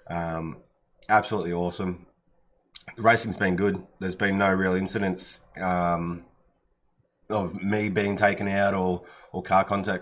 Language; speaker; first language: English; native; English